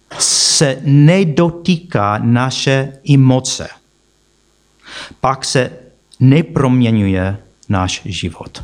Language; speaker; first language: Czech; non-native, fluent; English